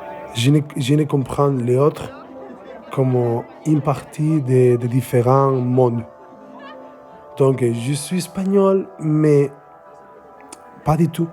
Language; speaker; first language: French; non-native, learner; Spanish